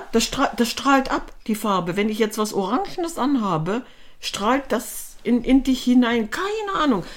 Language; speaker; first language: German; native; German